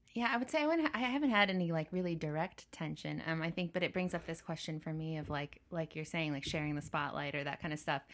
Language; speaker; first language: English; native; English